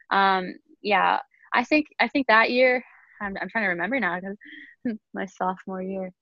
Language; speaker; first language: English; native; English